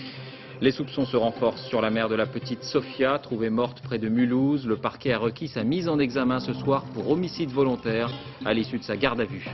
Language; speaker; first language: French; native; French